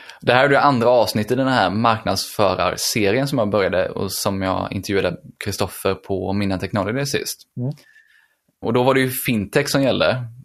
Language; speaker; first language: Swedish; native; Swedish